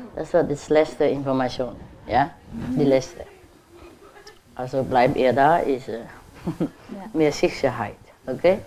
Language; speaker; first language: German; non-native, learner; Vietnamese